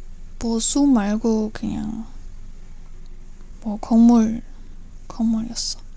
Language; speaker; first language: Korean; non-native, learner; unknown